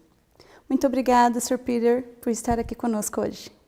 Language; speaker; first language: Portuguese; native; Portuguese